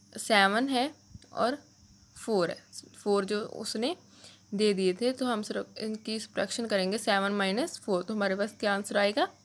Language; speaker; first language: Hindi; non-native, local second language; Punjabi